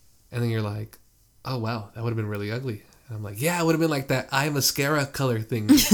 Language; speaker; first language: English; early bilingual, other home language; Spanish